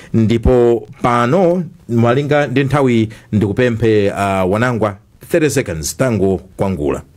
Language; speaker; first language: Nyanja; native; Nyanja